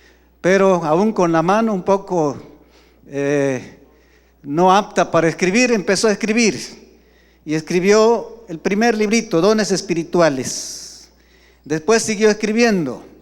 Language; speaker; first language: Spanish; native; Spanish